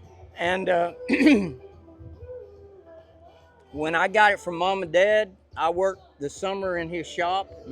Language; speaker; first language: English; native; English